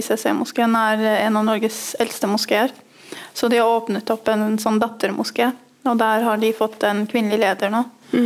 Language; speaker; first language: Norwegian; early bilingual, other home language; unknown